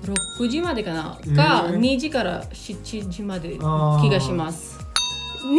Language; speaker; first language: Japanese; non-native, local second language; Filipino